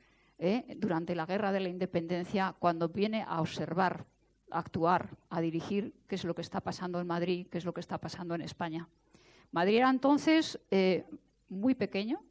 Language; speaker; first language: Spanish; native; Spanish